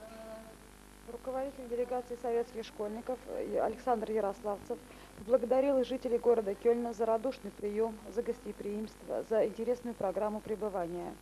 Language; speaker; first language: Russian; native; Russian